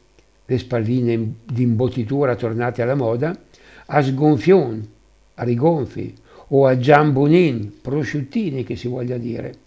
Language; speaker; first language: Italian; native; Italian